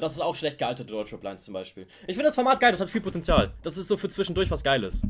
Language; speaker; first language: German; native; German